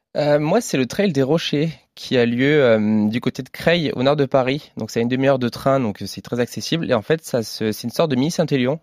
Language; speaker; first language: French; native; French